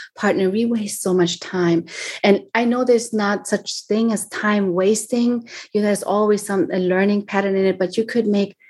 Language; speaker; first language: English; non-native, fluent; German